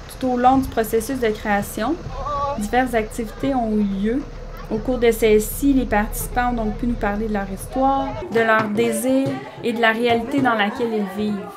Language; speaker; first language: French; native; French